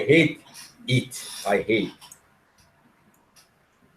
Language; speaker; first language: English; non-native, learner; Turkish